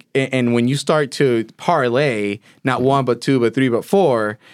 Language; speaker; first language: English; early bilingual, other home language; Spanish